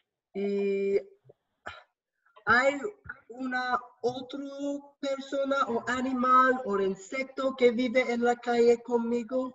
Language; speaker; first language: Spanish; non-native, learner; English